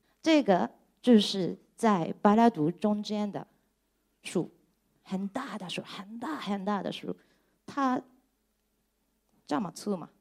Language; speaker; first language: Chinese; non-native, fluent; Japanese